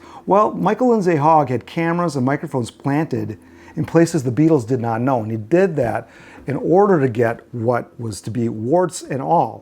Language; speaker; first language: English; native; English